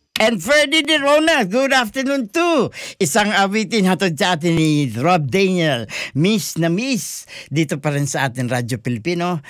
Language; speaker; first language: Filipino; non-native, local second language; Bikol